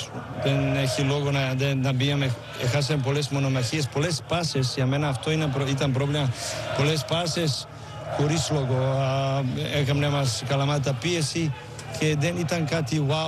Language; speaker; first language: Greek; non-native, learner; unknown